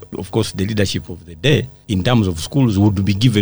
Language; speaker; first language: English; non-native, local second language; Ganda